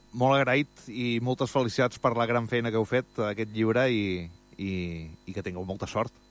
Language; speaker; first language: Catalan; native; Catalan